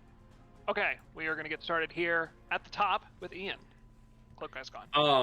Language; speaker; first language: English; native; English